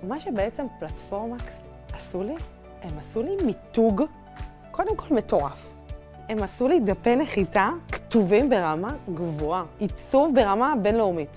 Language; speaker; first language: Hebrew; native; Hebrew